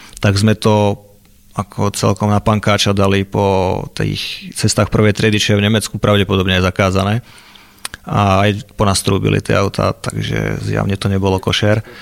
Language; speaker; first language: Slovak; native; Slovak